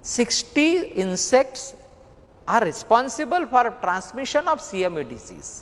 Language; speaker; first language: Hindi; non-native, local second language; Marathi